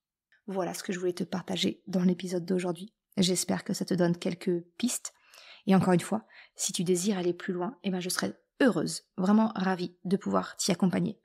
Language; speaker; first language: French; native; French